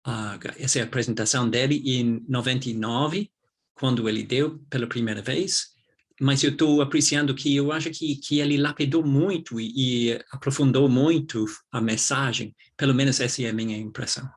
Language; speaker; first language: Portuguese; non-native, fluent; English